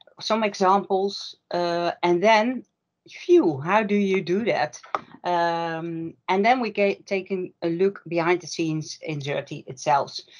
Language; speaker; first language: English; non-native, fluent; Dutch